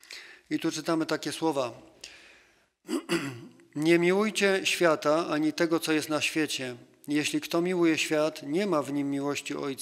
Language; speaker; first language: Polish; native; Polish